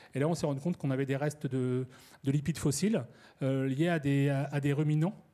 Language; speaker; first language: French; native; French